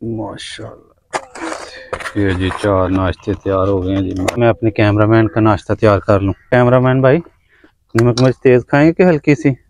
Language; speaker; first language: Urdu; native; Urdu